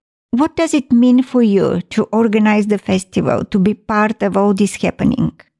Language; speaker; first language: English; non-native, fluent; Bulgarian